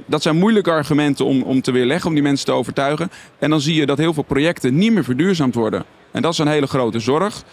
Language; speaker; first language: Dutch; native; Dutch